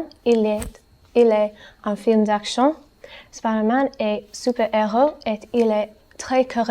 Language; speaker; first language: French; non-native, learner; English